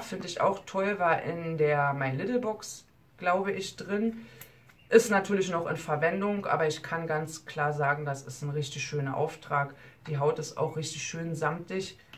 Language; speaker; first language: German; native; German